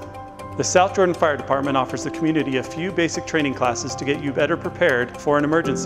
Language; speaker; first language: English; native; English